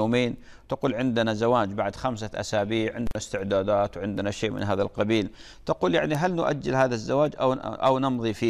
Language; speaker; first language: Arabic; native; Arabic